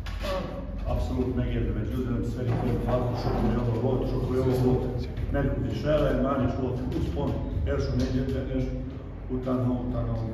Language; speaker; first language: Hungarian; non-native, learner; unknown